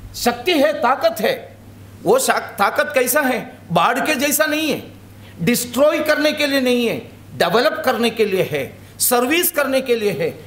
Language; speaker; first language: Hindi; non-native, local second language; Malayalam